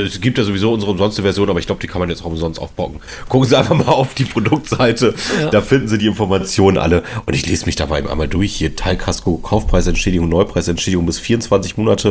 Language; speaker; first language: German; native; German